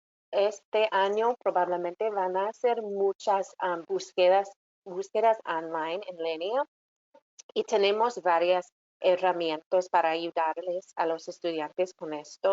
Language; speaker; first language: Spanish; non-native, fluent; English